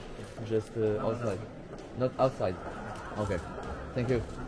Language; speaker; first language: English; non-native, learner; French